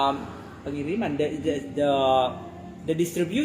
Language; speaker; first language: English; non-native, fluent; Indonesian